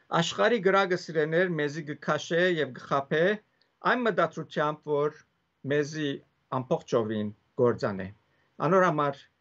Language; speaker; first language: Armenian; early bilingual, heritage; Armenian